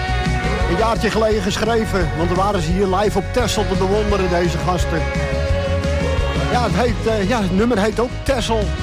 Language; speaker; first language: Dutch; native; Dutch